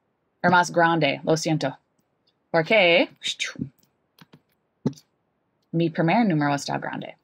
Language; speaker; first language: Spanish; non-native, fluent; English